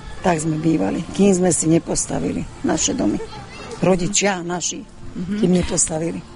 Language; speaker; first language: Slovak; native; Slovak